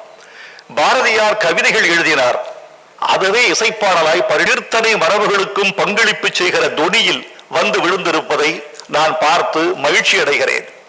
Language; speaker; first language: Tamil; native; Tamil